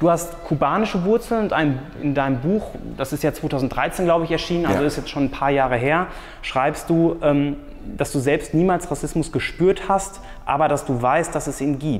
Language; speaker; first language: German; native; German